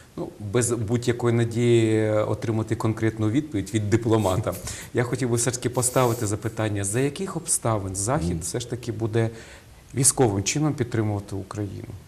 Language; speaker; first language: Ukrainian; native; Ukrainian